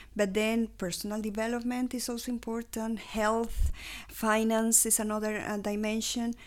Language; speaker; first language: English; non-native, fluent; Spanish